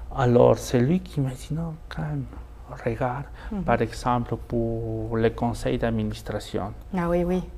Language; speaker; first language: French; non-native, fluent; Spanish